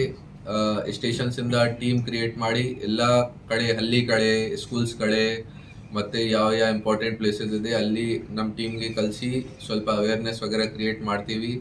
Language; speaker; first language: Kannada; non-native, local second language; Hindi